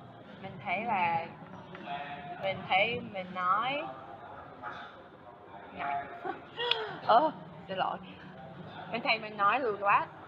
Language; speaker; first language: Vietnamese; non-native, fluent; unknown